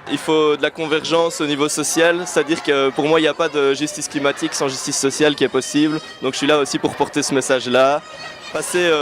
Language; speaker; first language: French; native; French